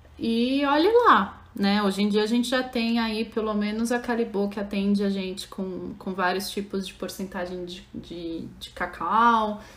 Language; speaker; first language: Portuguese; native; Portuguese